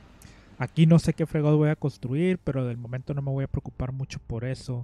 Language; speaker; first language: Spanish; native; Spanish